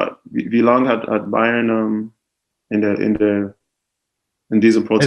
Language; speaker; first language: German; non-native, fluent; English